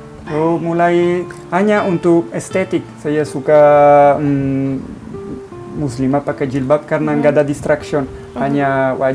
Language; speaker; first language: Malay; non-native, learner; Italian